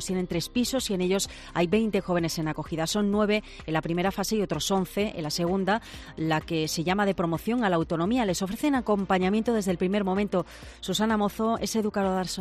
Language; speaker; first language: Spanish; native; Spanish